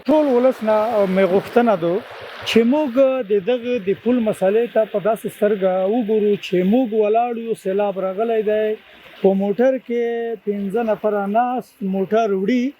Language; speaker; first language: Pashto; native; Pashto